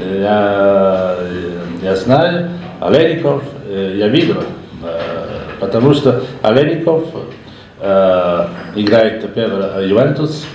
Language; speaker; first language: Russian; non-native, learner; Italian